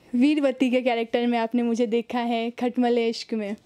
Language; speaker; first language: Hindi; native; Hindi